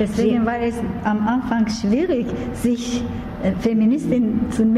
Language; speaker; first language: German; non-native, learner; Turkish